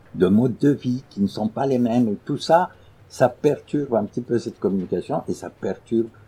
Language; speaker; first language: French; non-native, local second language; Arabic